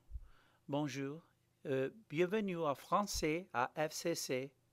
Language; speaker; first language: French; non-native, fluent; English